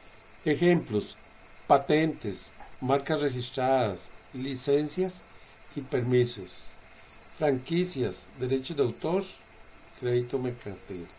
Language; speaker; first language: Spanish; native; Spanish